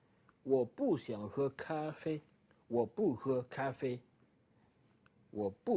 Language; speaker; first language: Chinese; non-native, learner; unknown